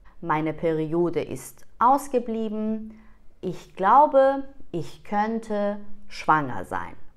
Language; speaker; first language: German; non-native, fluent; Persian